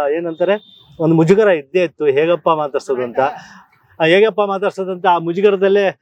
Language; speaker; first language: Kannada; native; Kannada